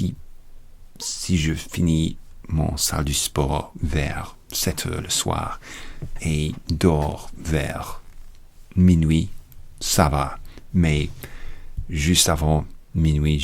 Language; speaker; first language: French; non-native, learner; English